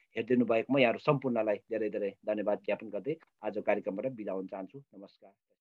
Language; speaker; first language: Nepali; non-native, local second language; Sherpa